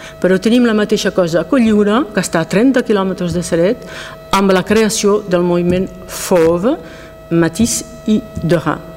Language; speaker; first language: Catalan; non-native, local second language; French